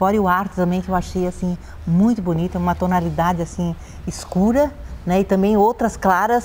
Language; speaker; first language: Portuguese; native; Portuguese